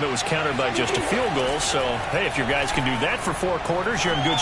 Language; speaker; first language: English; native; English